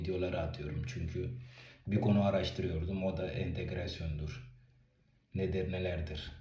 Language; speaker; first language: Turkish; non-native, fluent; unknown